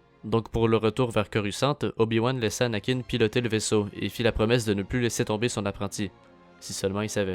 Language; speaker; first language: French; native; French